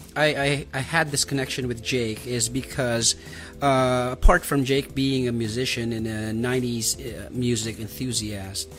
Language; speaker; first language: English; non-native, local second language; Waray